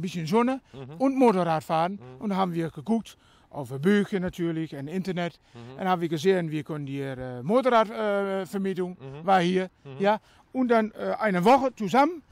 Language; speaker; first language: German; non-native, learner; Dutch